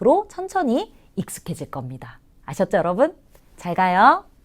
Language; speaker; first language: Korean; native; Korean